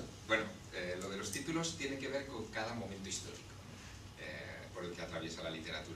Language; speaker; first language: Spanish; native; Spanish